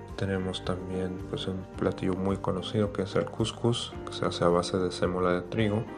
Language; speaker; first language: Spanish; non-native, fluent; Arabic